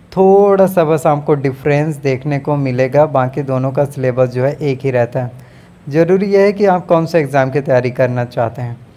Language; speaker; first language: Hindi; native; Hindi